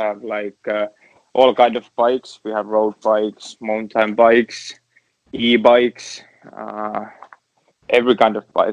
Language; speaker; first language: English; non-native, learner; Finnish